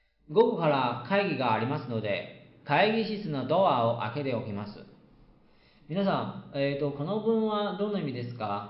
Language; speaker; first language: Japanese; non-native, fluent; Chinese